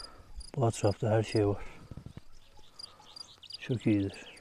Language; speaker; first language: Turkish; non-native, fluent; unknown